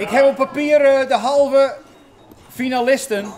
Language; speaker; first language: Dutch; non-native, local second language; Western Frisian